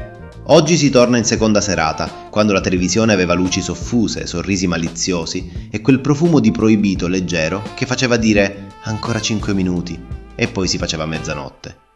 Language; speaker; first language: Italian; native; Italian